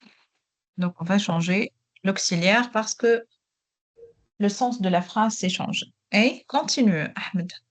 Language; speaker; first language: French; non-native, local second language; Arabic